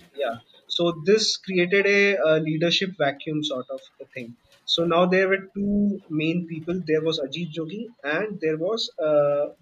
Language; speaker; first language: English; non-native, local second language; Hindi